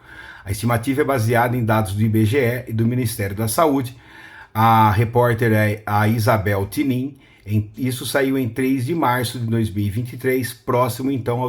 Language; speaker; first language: Portuguese; native; Portuguese